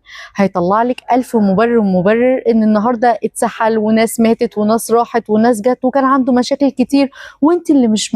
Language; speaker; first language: Arabic; native; Arabic